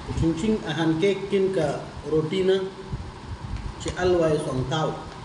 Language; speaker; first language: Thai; non-native, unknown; Urdu